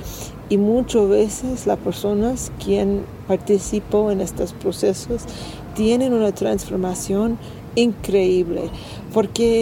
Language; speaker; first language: Spanish; non-native, learner; English